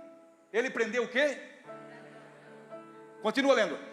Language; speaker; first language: Portuguese; native; Portuguese